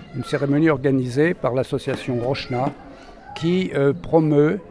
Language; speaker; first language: French; native; French